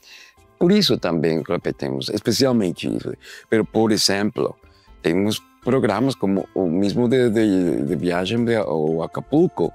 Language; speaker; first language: Portuguese; non-native, learner; Spanish